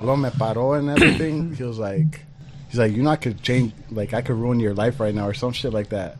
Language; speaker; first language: English; early bilingual, other home language; Spanish